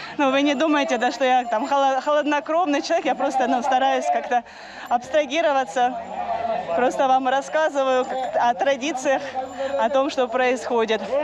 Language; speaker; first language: Russian; native; Russian